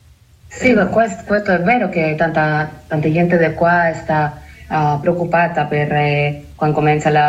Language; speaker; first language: Italian; non-native, learner; Spanish